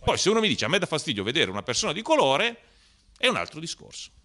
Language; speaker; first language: Italian; native; Italian